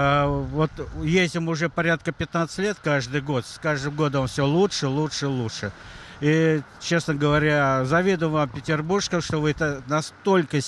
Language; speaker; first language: Russian; native; Russian